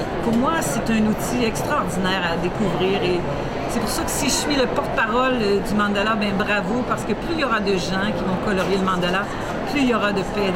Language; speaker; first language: French; native; French